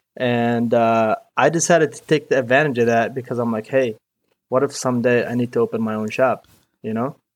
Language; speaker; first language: English; early bilingual, other home language; Arabic